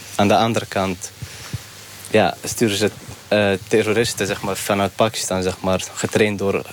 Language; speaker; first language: Dutch; early bilingual, other home language; Persian